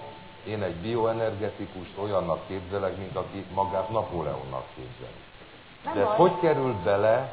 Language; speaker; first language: Hungarian; native; Hungarian